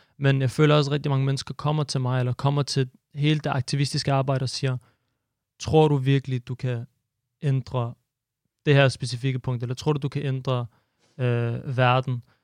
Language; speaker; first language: Danish; early bilingual, other home language; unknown